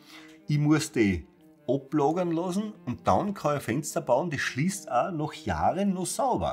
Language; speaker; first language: German; native; German